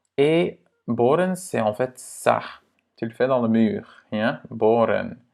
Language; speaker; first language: French; non-native, fluent; Dutch